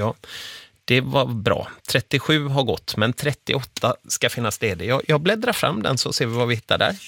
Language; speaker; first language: Swedish; native; Swedish